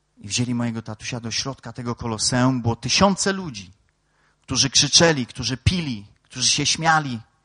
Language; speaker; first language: Polish; native; Polish